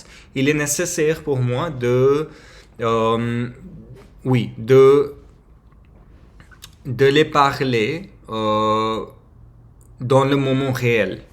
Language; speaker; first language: French; non-native, learner; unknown